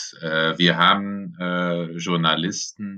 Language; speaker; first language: German; non-native, fluent; Hungarian